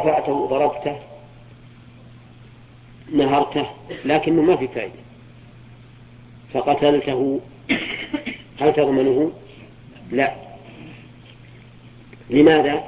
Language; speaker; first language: Arabic; native; Arabic